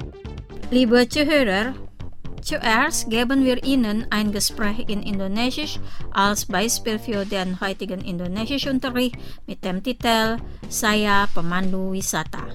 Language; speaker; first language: German; non-native, fluent; Indonesian